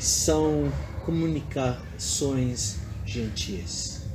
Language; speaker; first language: Portuguese; non-native, fluent; English